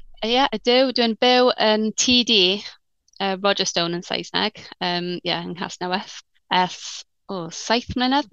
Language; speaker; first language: Welsh; non-native, learner; English